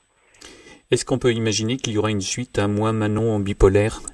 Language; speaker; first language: French; native; French